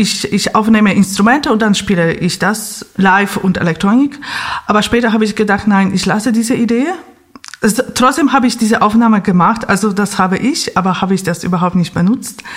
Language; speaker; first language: German; non-native, fluent; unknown